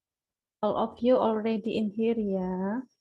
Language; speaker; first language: English; non-native, fluent; Indonesian